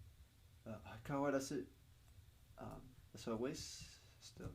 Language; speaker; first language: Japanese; non-native, learner; Spanish